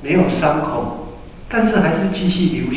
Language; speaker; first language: Chinese; native; Chinese